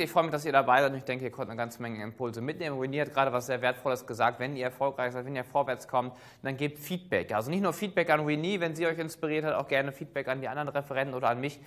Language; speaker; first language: German; native; German